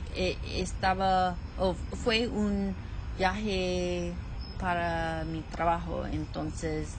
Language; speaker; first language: Spanish; non-native, fluent; English